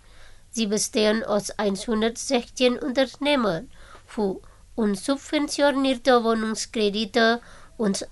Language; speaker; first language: German; non-native, fluent; Indonesian